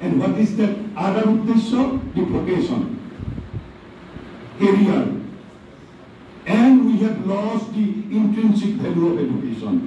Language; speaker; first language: English; non-native, local second language; Assamese